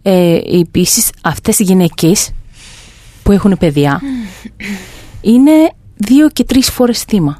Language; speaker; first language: Greek; non-native, fluent; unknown